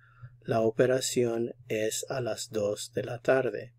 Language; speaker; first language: Spanish; non-native, fluent; English